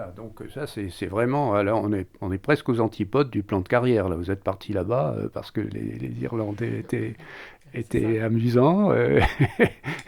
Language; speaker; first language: French; native; French